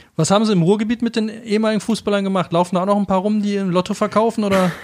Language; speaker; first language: German; native; German